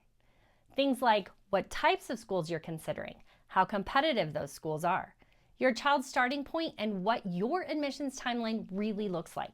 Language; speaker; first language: English; native; English